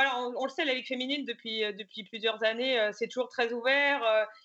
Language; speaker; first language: French; native; French